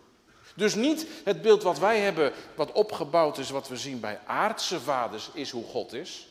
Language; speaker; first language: Dutch; native; Dutch